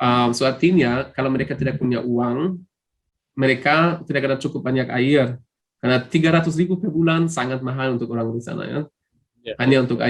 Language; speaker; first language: Indonesian; non-native, fluent; German